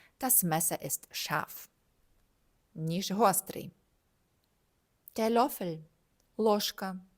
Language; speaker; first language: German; non-native, fluent; Ukrainian